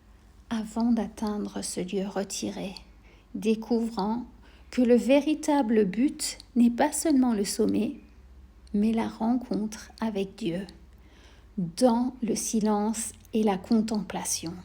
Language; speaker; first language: French; native; French